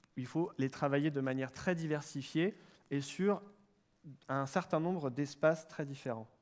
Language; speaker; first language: French; native; French